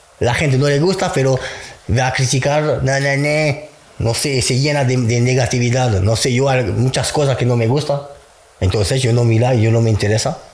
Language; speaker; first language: Spanish; non-native, fluent; French